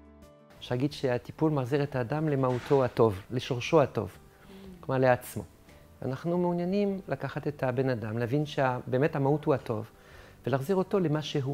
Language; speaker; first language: Hebrew; non-native, fluent; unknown